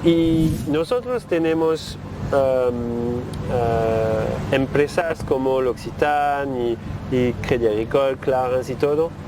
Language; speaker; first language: Spanish; non-native, learner; French